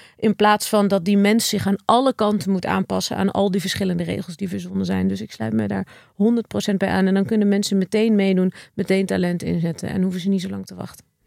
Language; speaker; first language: Dutch; native; Dutch